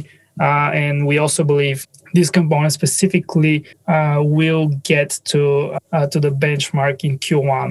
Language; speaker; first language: English; non-native, fluent; Bulgarian